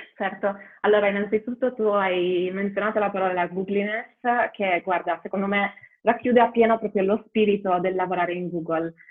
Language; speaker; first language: Italian; early bilingual, other home language; Albanian